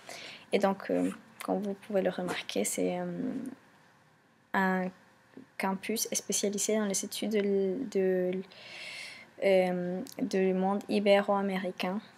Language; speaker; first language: French; non-native, fluent; Spanish